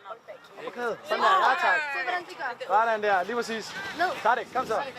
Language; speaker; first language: Danish; native; Danish